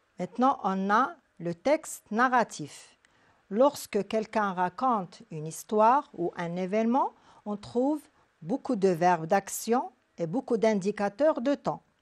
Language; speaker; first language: French; non-native, local second language; Arabic